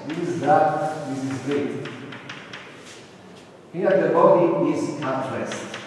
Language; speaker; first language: English; non-native, fluent; Italian